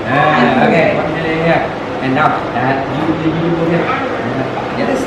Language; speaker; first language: English; non-native, local second language; Vietnamese